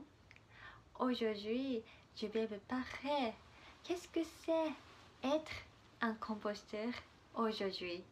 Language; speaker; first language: French; non-native, learner; Japanese